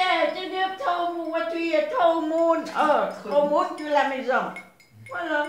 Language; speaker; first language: French; non-native, learner; Vietnamese